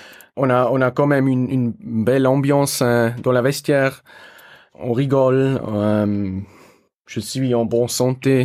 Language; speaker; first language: French; non-native, local second language; German